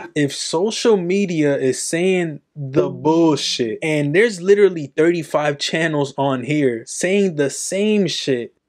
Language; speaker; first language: English; native; English